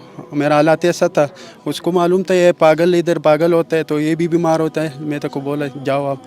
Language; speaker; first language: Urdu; non-native, local second language; Pashto